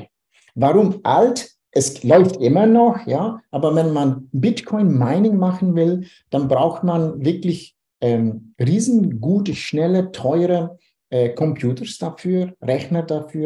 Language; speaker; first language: German; non-native, fluent; Dutch